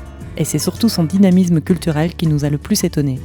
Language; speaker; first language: French; native; French